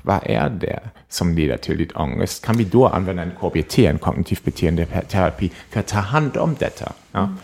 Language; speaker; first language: Swedish; non-native, fluent; German